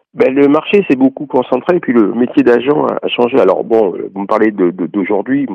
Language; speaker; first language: French; native; French